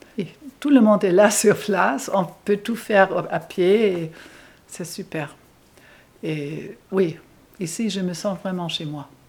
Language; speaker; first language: French; non-native, fluent; German